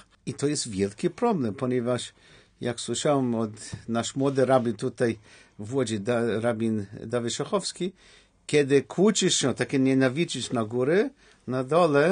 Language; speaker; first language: Polish; non-native, learner; English